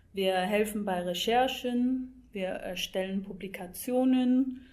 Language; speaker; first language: German; non-native, fluent; English